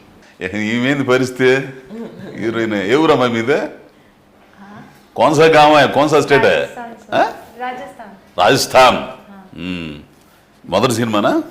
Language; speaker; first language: Telugu; native; Telugu